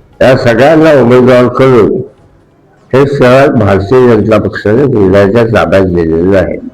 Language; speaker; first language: Marathi; native; Marathi